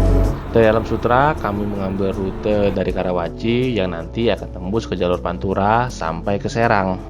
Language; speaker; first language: Indonesian; native; Indonesian